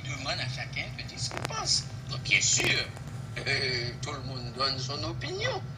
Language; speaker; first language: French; non-native, local second language; Haitian Creole